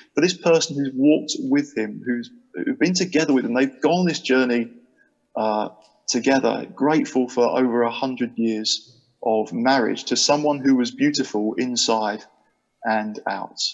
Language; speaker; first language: English; native; English